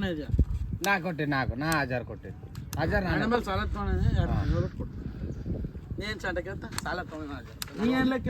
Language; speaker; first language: Kannada; native; Kannada